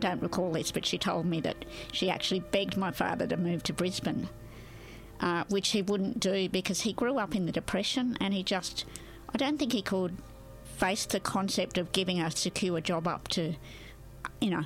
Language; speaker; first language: English; native; English